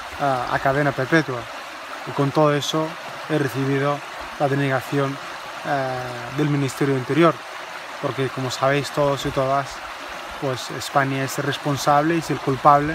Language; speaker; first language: Spanish; non-native, fluent; Arabic